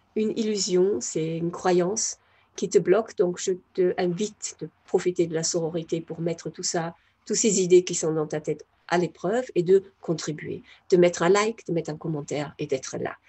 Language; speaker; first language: French; non-native, fluent; German